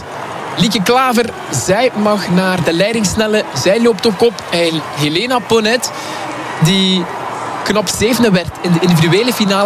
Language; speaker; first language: Dutch; native; Dutch